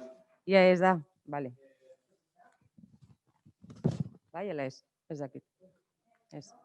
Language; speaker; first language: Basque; non-native, local second language; Spanish